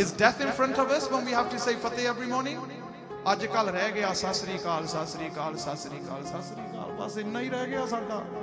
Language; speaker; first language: Punjabi; early bilingual, heritage; Punjabi